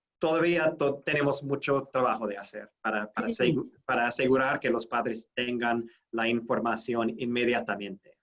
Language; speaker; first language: Spanish; non-native, fluent; English